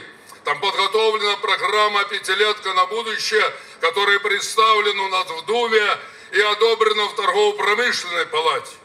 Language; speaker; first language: Russian; native; Russian